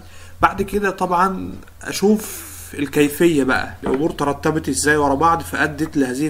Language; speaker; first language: Arabic; native; Arabic